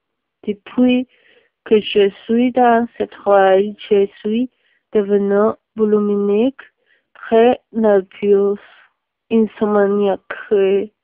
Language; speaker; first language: French; non-native, learner; Spanish